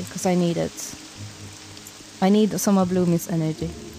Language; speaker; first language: English; non-native, fluent; Swedish